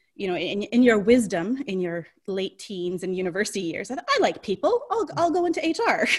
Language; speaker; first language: English; native; English